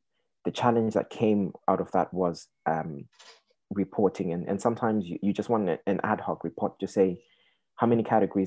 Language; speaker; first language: English; non-native, local second language; Shona